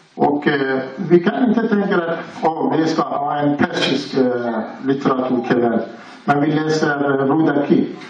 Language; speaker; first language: Swedish; non-native, learner; Persian